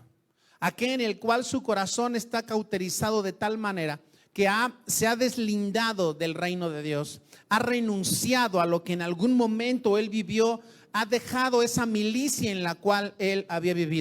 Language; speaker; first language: Spanish; native; Spanish